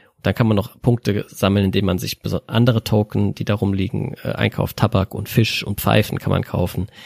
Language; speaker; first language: German; native; German